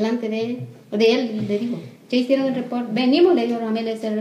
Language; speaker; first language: Spanish; native; Spanish